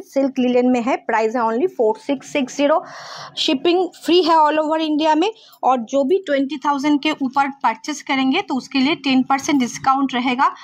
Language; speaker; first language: Hindi; non-native, local second language; Bangla